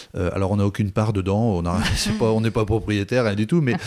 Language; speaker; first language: French; native; French